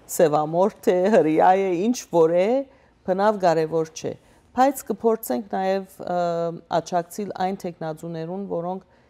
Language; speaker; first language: Armenian; early bilingual, heritage; Armenian